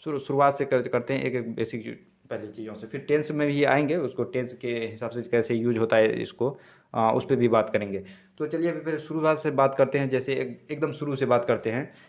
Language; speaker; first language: Hindi; native; Hindi